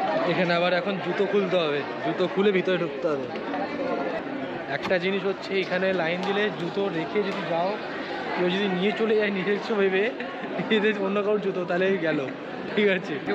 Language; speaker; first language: Bangla; native; Bangla